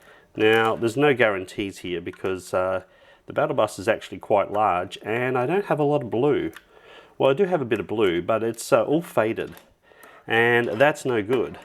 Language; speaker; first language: English; native; English